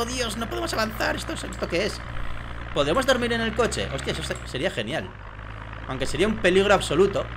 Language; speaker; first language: Spanish; native; Spanish